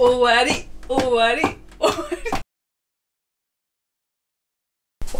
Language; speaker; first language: Japanese; non-native, learner; English